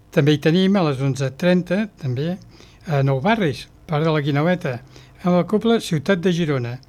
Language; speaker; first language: Catalan; native; Catalan